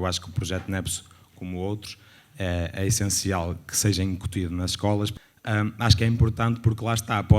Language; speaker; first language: Portuguese; native; Portuguese